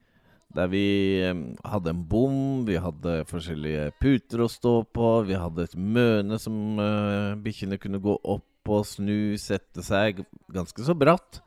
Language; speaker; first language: Norwegian; native; Norwegian